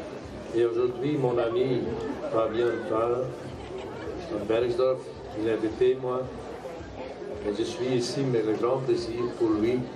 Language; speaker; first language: French; non-native, local second language; Dutch